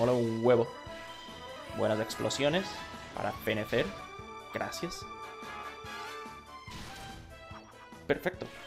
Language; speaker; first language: Spanish; native; Spanish